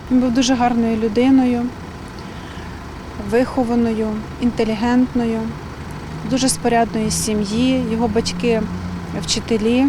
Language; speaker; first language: Ukrainian; native; Ukrainian